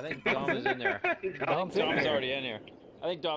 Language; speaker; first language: English; native; English